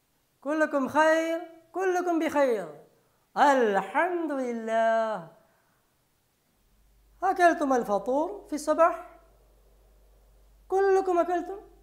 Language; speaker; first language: Arabic; non-native, fluent; Malayalam